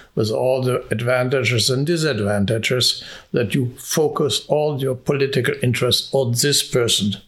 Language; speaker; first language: English; non-native, fluent; Hungarian